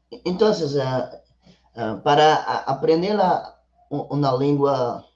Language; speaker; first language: Spanish; non-native, learner; Portuguese